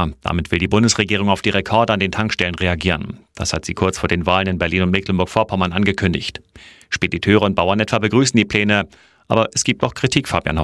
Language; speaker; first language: German; native; German